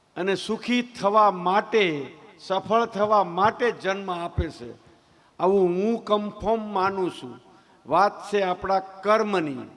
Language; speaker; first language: Gujarati; native; Gujarati